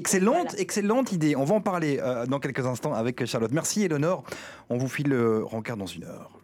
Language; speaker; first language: French; native; French